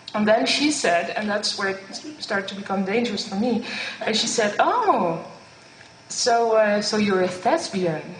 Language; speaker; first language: English; non-native, fluent; Dutch